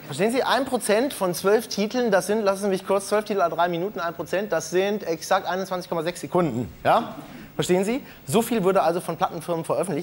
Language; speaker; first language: German; native; German